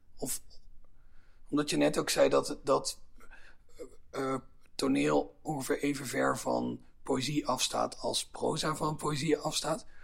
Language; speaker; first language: Dutch; native; Dutch